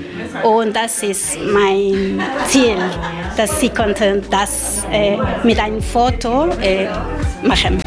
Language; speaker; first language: German; non-native, learner; Spanish